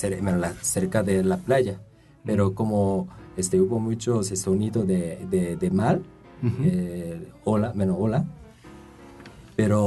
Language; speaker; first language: Spanish; non-native, fluent; Japanese